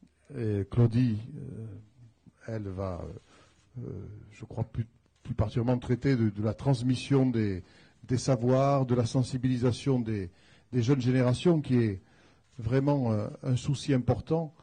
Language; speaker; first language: French; native; French